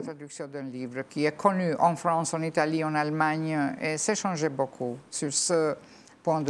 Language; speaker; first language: French; non-native, fluent; Albanian